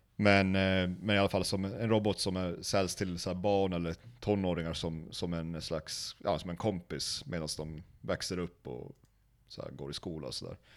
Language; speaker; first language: Swedish; native; Swedish